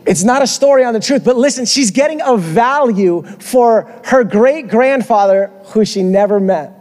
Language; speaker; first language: English; early bilingual, other home language; Spanish